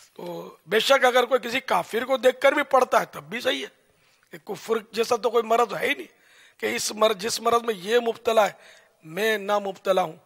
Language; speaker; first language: Urdu; native; Urdu